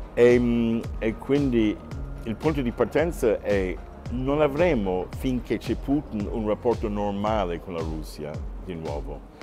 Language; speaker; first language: Italian; non-native, fluent; English